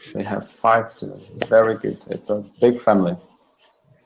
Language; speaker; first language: English; non-native, fluent; Russian